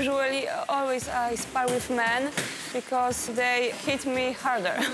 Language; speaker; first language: English; non-native, learner; Polish